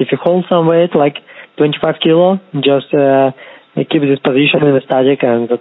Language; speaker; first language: English; non-native, learner; Kazakh